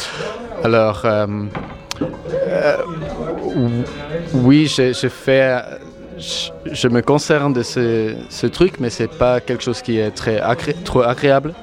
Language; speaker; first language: French; non-native, local second language; German